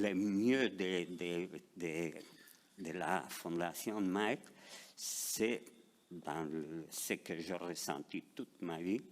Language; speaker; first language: French; non-native, fluent; Spanish